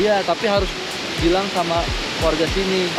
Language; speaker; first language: Indonesian; native; Indonesian